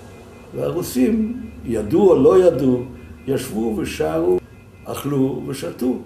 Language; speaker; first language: Hebrew; non-native, fluent; Yiddish